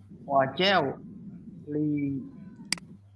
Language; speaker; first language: Chinese; non-native, learner; Khmer